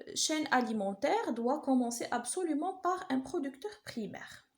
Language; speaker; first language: French; non-native, local second language; Arabic